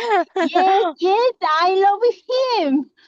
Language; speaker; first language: English; non-native, learner; Korean